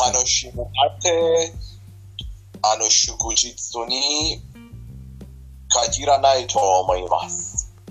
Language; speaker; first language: Japanese; non-native, fluent; Persian